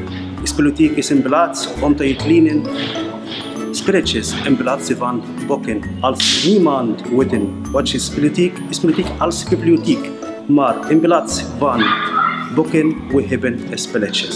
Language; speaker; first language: Dutch; non-native, learner; Arabic